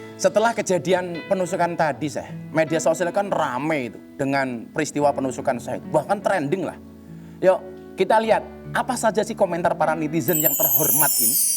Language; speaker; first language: Indonesian; native; Indonesian